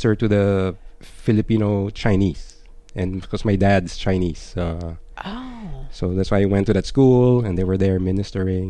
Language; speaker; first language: English; non-native, local second language; Filipino